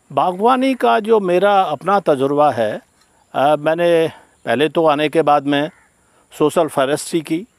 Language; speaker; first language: Hindi; native; Hindi